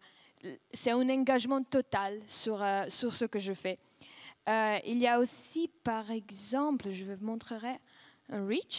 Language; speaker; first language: French; non-native, fluent; Russian